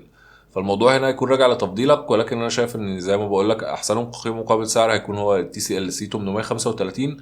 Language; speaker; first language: Arabic; native; Arabic